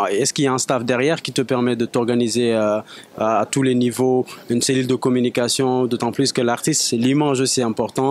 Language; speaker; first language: French; non-native, local second language; Wolof